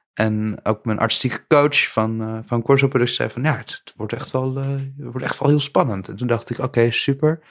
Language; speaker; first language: Dutch; native; Dutch